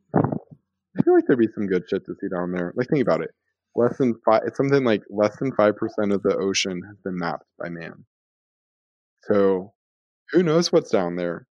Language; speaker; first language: English; native; English